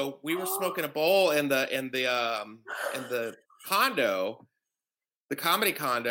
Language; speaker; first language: English; native; English